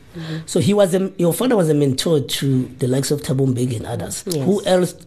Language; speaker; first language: English; non-native, local second language; Zulu